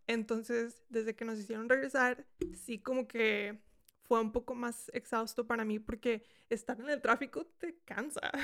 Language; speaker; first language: Spanish; early bilingual, heritage; Spanish